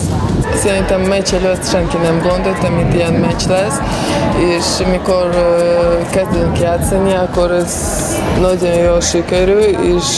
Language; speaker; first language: Hungarian; non-native, learner; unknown